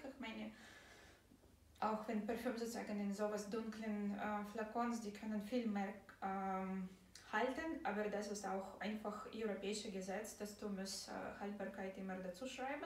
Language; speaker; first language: German; non-native, fluent; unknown